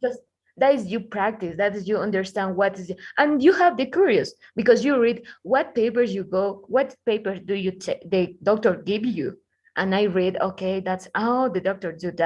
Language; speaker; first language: English; non-native, learner; Spanish